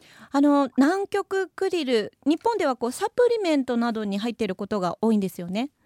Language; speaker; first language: Japanese; native; Japanese